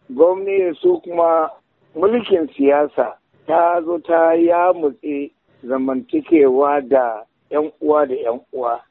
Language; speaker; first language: Hausa; non-native, local second language; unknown